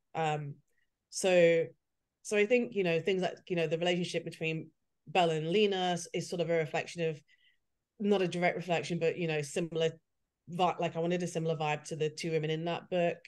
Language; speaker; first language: English; native; English